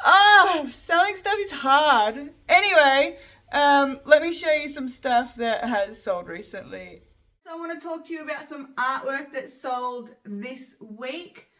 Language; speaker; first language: English; native; English